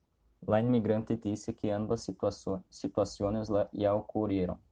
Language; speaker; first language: Spanish; non-native, learner; Portuguese